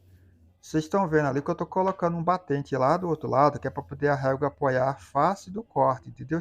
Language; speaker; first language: Portuguese; native; Portuguese